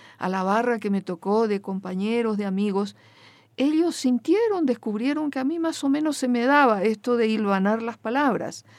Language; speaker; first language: Spanish; non-native, local second language; Guarani